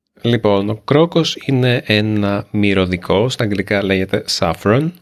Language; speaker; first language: Greek; native; Greek